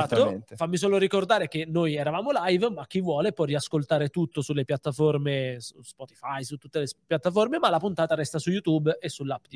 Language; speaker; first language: Italian; native; Italian